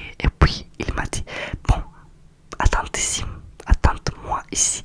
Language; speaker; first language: French; non-native, learner; Russian